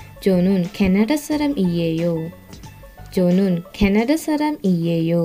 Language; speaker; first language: Korean; non-native, learner; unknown